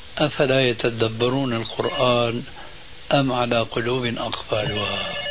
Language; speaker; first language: Arabic; early bilingual, other home language; Albanian